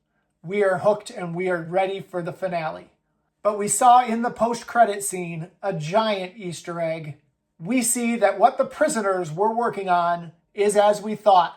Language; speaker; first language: English; native; English